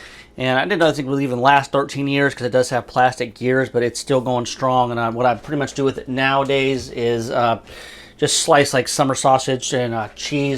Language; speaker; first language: English; native; English